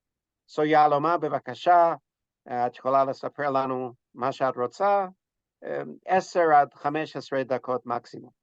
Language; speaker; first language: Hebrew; non-native, fluent; English